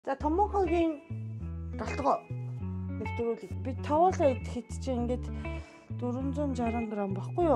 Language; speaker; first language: Mongolian; non-native, fluent; Japanese